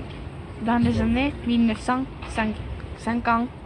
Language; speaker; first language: French; non-native, learner; Estonian